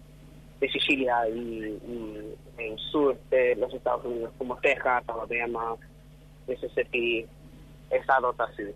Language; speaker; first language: Spanish; non-native, fluent; English